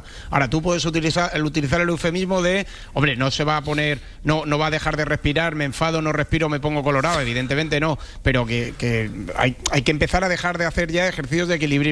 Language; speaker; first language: Spanish; native; Spanish